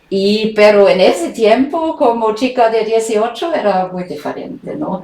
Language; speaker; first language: Spanish; non-native, fluent; German